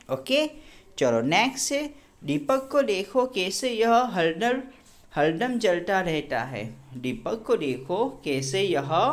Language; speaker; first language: Hindi; non-native, local second language; Gujarati